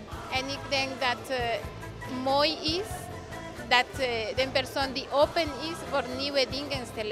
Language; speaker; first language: Dutch; non-native, learner; Spanish